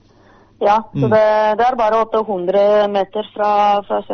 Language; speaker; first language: Norwegian; non-native, fluent; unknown